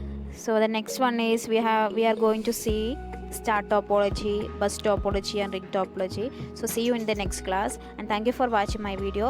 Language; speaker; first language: English; non-native, local second language; Malayalam